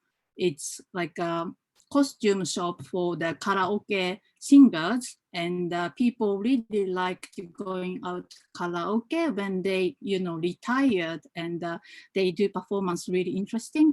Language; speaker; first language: English; non-native, fluent; Japanese